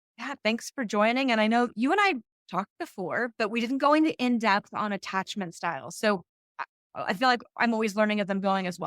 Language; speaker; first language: English; native; English